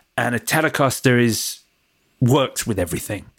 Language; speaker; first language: English; native; English